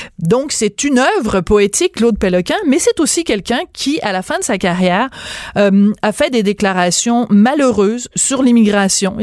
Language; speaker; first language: French; native; French